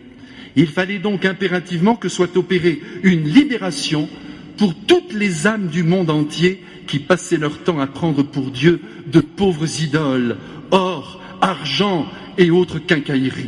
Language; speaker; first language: French; native; French